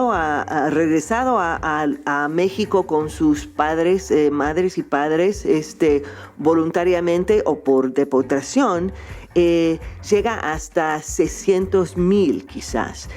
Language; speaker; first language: Spanish; non-native, fluent; English